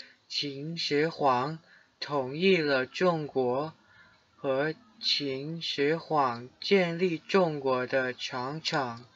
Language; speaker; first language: Chinese; non-native, learner; English